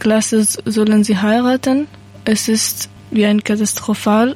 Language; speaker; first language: German; non-native, learner; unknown